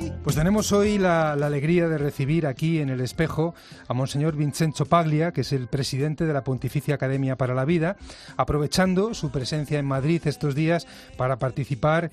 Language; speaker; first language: Spanish; native; Spanish